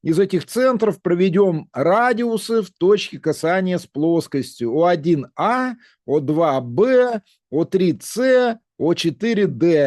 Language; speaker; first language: Russian; native; Russian